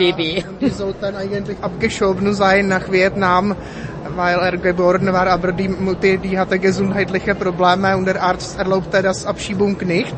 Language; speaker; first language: German; non-native, fluent; Czech